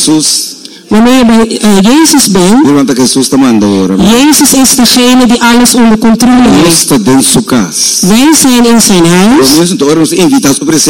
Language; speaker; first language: Dutch; non-native, local second language; Papiamento